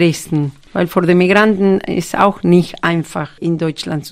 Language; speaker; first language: German; non-native, fluent; Spanish